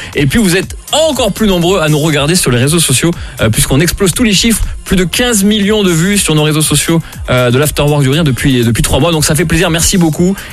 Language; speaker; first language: French; native; French